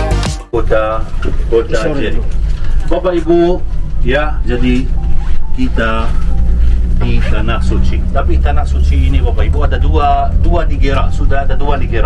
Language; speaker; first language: Indonesian; non-native, fluent; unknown